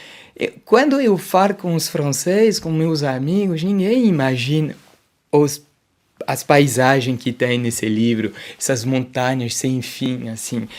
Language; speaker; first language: Portuguese; non-native, fluent; French